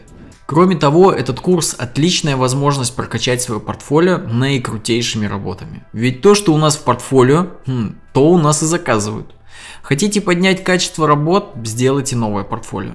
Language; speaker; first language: Russian; native; Russian